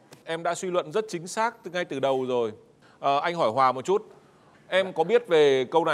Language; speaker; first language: Vietnamese; native; Vietnamese